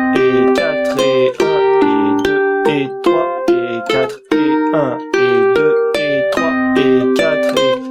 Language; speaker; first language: French; native; French